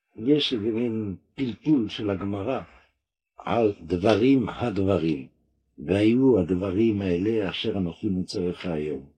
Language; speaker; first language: Hebrew; non-native, fluent; French